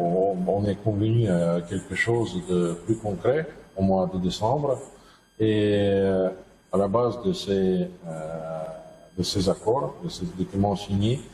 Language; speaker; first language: French; non-native, fluent; Russian